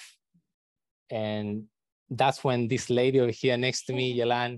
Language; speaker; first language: English; non-native, fluent; Spanish